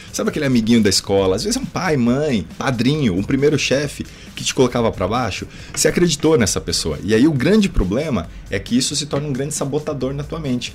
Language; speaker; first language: Portuguese; native; Portuguese